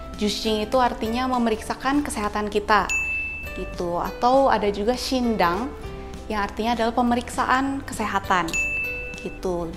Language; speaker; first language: Indonesian; native; Indonesian